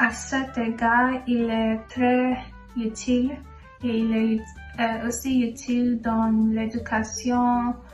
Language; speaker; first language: French; non-native, learner; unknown